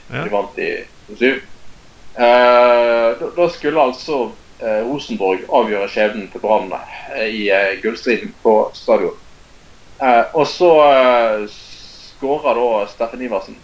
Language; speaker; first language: Norwegian; native; Norwegian